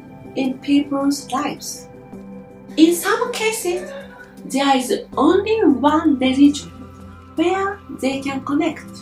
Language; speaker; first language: English; non-native, learner; Japanese